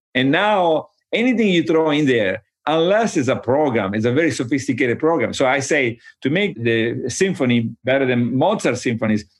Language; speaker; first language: English; non-native, fluent; Italian